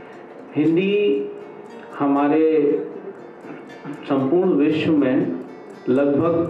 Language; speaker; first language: Hindi; native; Hindi